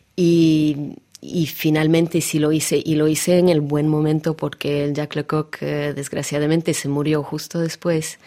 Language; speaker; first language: Spanish; non-native, fluent; Russian